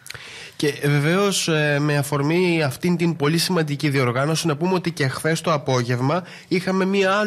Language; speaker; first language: Greek; native; Greek